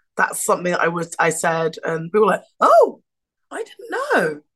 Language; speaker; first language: English; native; English